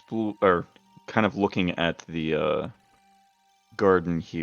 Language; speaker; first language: English; native; English